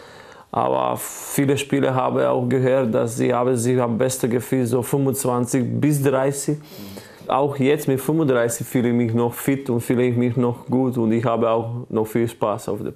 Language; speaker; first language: German; non-native, fluent; Croatian